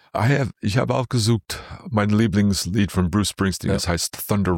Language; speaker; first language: German; non-native, learner; English